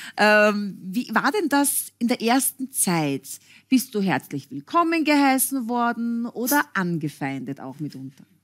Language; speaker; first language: German; native; German